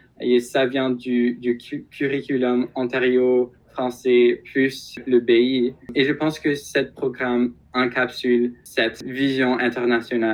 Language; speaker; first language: French; non-native, local second language; English